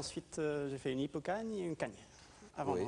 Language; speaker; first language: French; non-native, fluent; Norwegian